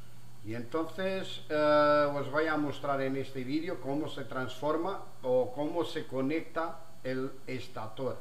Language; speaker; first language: Spanish; non-native, fluent; Portuguese